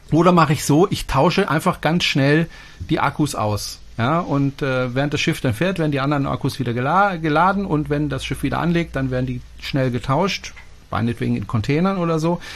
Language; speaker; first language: German; non-native, fluent; French